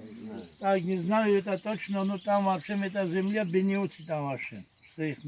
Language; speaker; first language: Russian; non-native, local second language; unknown